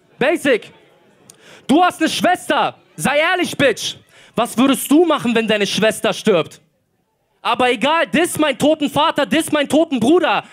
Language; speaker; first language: German; early bilingual, other home language; Polish